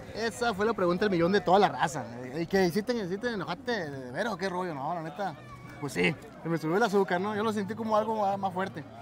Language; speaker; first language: Spanish; native; Spanish